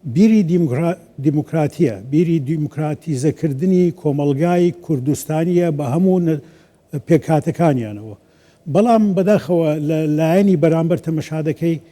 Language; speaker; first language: Central Kurdish; non-native, local second language; Azerbaijani